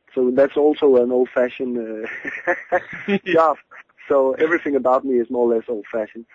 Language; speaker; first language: English; non-native, fluent; Danish